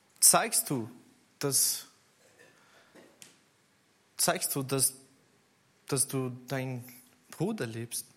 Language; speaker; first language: German; non-native, learner; Portuguese